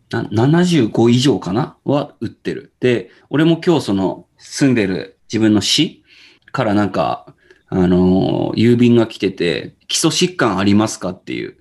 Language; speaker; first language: Japanese; native; Japanese